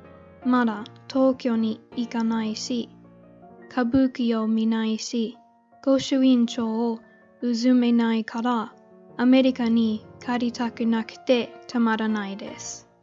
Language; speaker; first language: Japanese; non-native, learner; English